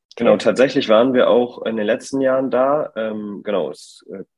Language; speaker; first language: German; native; German